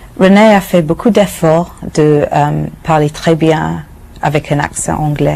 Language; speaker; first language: French; non-native, learner; English